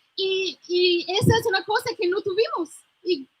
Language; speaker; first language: Spanish; non-native, fluent; English